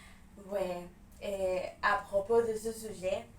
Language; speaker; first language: French; non-native, fluent; Spanish